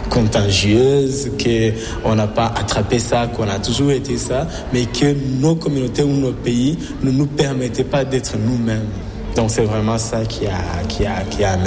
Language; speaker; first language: French; non-native, local second language; Kinyarwanda